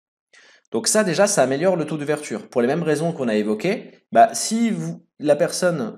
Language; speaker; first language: French; native; French